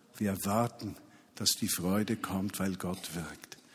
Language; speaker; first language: German; native; German